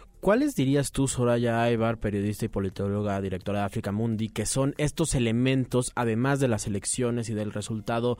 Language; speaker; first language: Spanish; native; Spanish